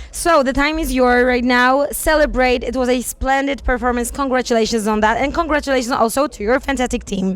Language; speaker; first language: English; non-native, fluent; Polish